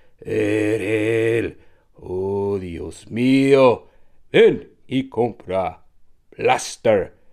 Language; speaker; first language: Spanish; non-native, learner; English